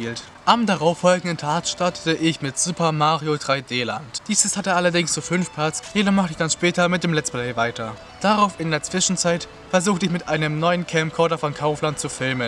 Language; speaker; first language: German; native; German